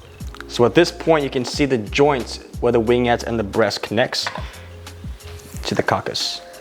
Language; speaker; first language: English; native; English